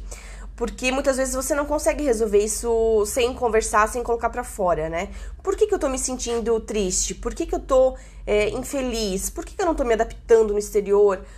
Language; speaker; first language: Portuguese; native; Portuguese